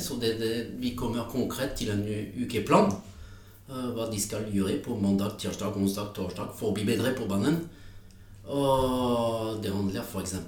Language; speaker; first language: Norwegian; non-native, fluent; French